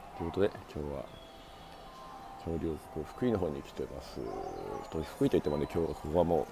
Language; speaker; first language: Japanese; native; Japanese